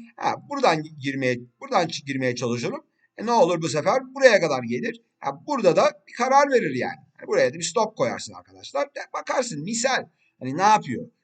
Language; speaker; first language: Turkish; early bilingual, heritage; Turkish